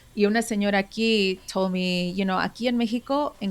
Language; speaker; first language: Spanish; early bilingual, heritage; Spanish